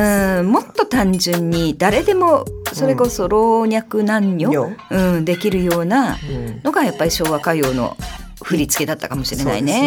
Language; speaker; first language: Japanese; native; Japanese